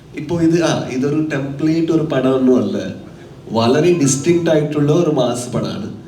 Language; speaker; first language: Malayalam; non-native, local second language; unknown